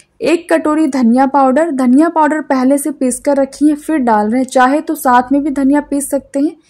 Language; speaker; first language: Hindi; native; Hindi